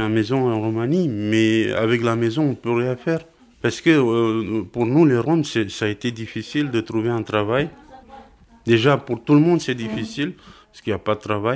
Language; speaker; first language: French; non-native, fluent; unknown